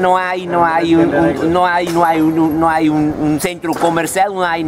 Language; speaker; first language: Spanish; non-native, learner; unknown